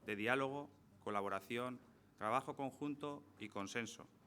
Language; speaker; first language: Spanish; native; Spanish